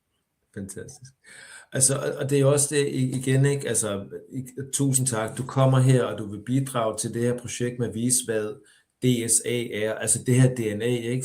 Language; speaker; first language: Danish; native; Danish